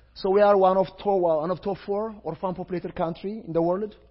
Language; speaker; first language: English; non-native, fluent; Amharic